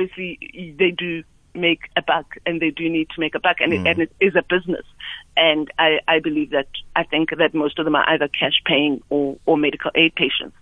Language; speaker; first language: English; non-native, local second language; Southern Sotho